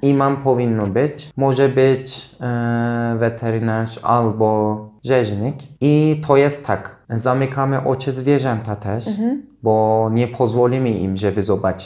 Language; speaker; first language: Polish; non-native, fluent; Turkish